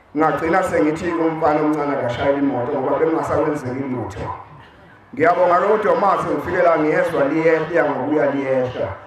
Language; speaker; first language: Zulu; native; Zulu